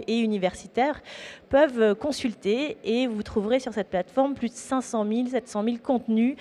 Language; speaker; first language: French; native; French